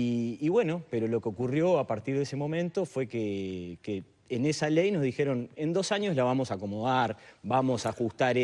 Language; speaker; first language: Spanish; native; Spanish